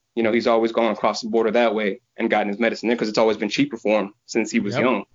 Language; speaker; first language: English; native; English